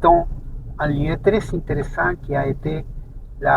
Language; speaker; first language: French; non-native, fluent; Spanish